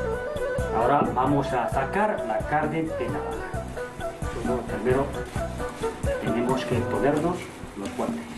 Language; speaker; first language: Spanish; non-native, fluent; Chinese